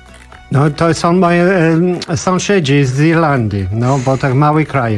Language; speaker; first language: Polish; non-native, learner; English